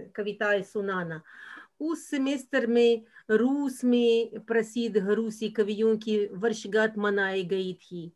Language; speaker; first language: Hindi; non-native, fluent; Russian